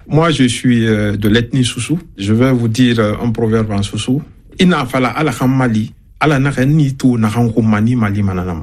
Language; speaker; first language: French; non-native, local second language; Susu